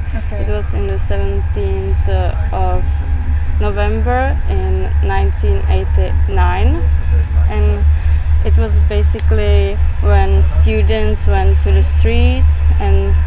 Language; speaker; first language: English; non-native, fluent; Czech